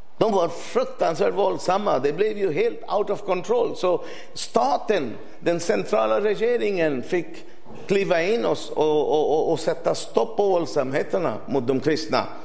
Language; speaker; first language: Swedish; non-native, fluent; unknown